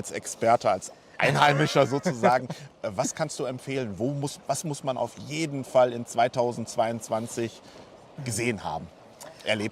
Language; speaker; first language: German; native; German